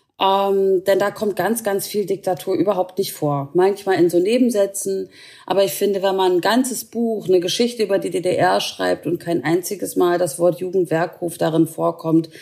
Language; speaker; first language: German; native; German